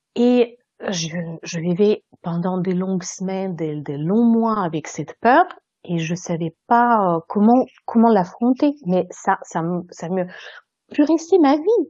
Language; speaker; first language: French; non-native, fluent; Russian